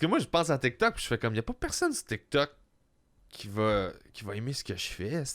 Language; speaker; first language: French; native; French